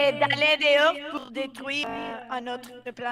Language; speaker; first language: French; non-native, fluent; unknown